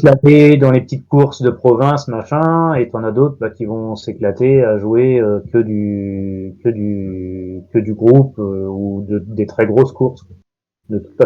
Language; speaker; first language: French; native; French